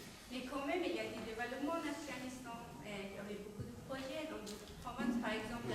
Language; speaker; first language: French; non-native, fluent; Persian